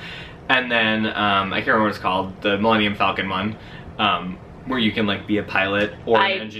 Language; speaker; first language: English; native; English